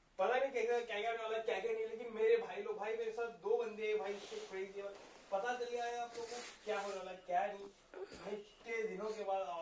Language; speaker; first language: Hindi; non-native, local second language; Kannada